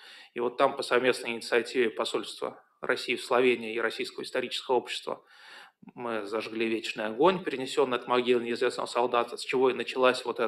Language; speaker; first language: Russian; native; Russian